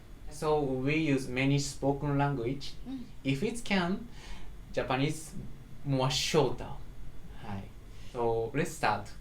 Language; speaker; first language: English; non-native, learner; Japanese